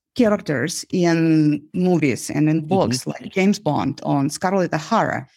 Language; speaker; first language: English; non-native, fluent; Uzbek